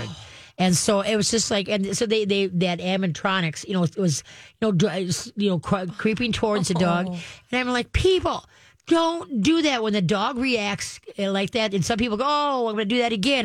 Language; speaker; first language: English; native; English